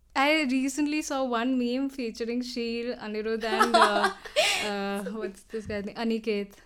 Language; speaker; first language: English; non-native, local second language; Hindi